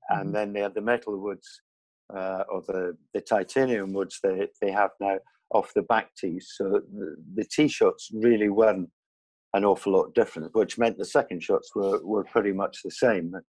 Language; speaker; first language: English; native; English